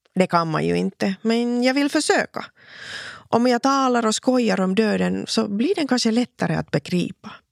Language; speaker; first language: Swedish; non-native, local second language; Finnish